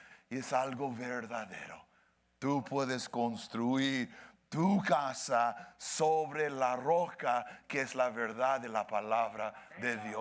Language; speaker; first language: Spanish; early bilingual, heritage; Spanish